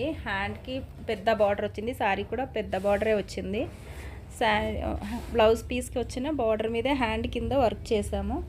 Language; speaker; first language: Telugu; native; Telugu